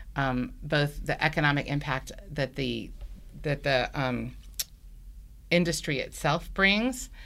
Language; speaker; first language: English; native; English